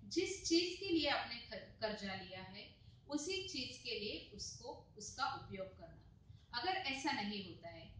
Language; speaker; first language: Hindi; non-native, local second language; Marathi